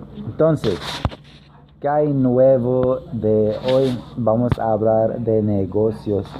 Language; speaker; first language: Spanish; non-native, learner; English